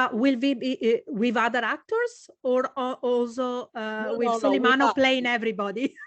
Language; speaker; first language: English; non-native, fluent; Italian